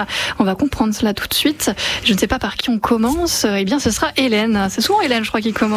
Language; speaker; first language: French; native; French